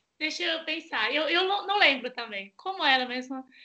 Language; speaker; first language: Portuguese; non-native, fluent; Chinese